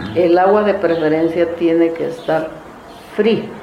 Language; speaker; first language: Spanish; native; Spanish